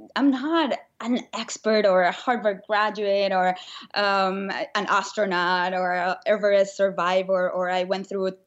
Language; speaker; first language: English; non-native, fluent; Spanish